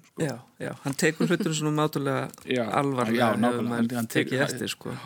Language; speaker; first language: Icelandic; native; Icelandic